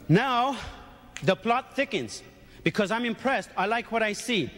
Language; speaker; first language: English; native; English